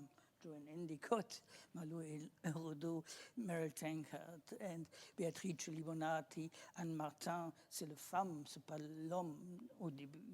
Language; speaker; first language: French; non-native, learner; German